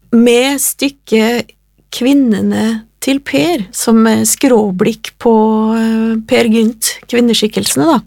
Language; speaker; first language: Norwegian; native; Norwegian